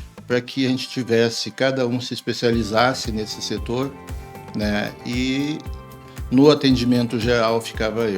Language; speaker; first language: Portuguese; native; Portuguese